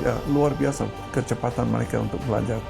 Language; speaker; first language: Indonesian; non-native, fluent; English